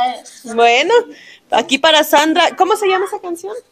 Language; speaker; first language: Spanish; native; Spanish